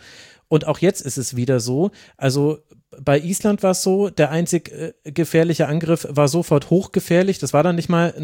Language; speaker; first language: German; native; German